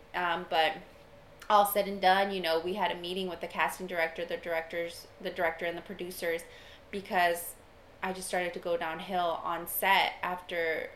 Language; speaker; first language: English; native; English